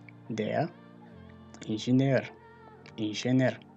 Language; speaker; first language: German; non-native, fluent; Macedonian